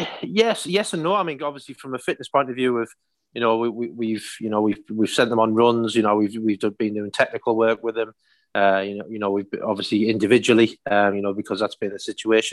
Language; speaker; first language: English; native; English